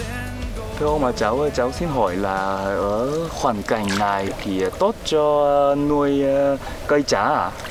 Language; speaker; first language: Vietnamese; non-native, fluent; Korean